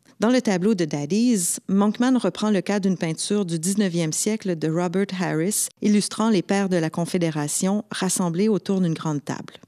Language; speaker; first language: French; native; French